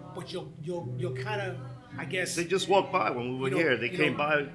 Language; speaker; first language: English; native; English